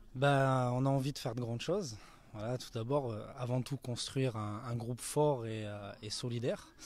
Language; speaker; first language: French; native; French